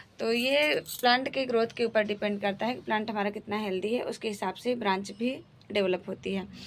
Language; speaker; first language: Hindi; native; Hindi